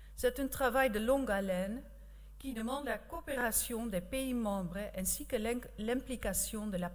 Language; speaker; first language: French; non-native, fluent; Dutch